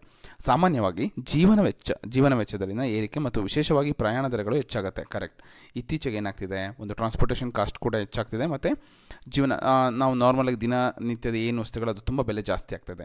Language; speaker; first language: Kannada; native; Kannada